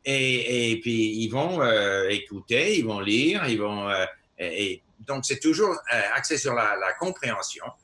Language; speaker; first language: French; non-native, fluent; English